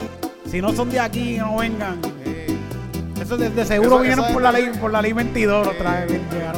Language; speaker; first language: Spanish; native; Spanish